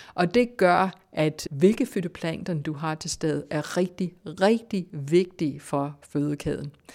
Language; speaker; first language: Danish; non-native, fluent; English